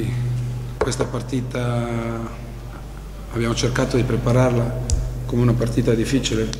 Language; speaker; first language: Italian; non-native, fluent; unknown